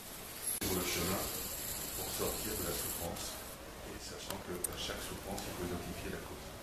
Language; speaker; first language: French; native; French